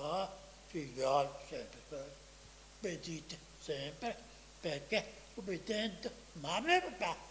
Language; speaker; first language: Italian; non-native, fluent; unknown